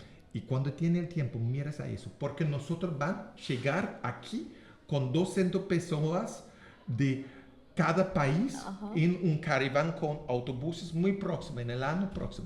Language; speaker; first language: Spanish; non-native, learner; English